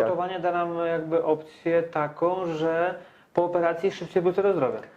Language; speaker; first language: Polish; native; Polish